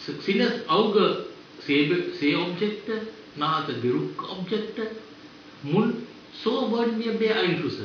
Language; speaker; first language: German; non-native, fluent; Sinhala